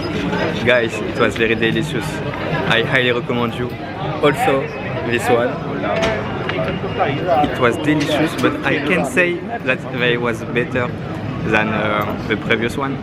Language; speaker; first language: English; non-native, learner; French